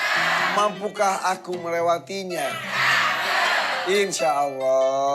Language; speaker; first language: Indonesian; native; Indonesian